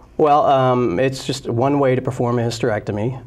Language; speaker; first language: English; native; English